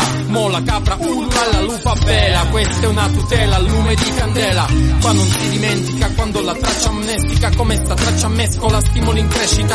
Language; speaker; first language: Italian; native; Italian